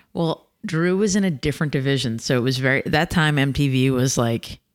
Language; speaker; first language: English; native; English